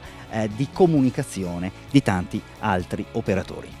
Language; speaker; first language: Italian; native; Italian